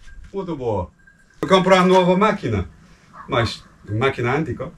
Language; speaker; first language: Portuguese; non-native, learner; English